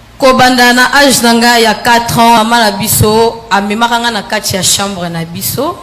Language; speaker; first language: Lingala; native; Lingala